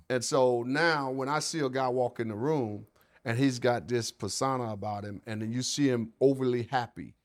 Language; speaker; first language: English; native; English